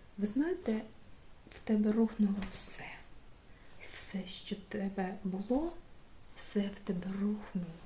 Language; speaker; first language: Ukrainian; non-native, local second language; Russian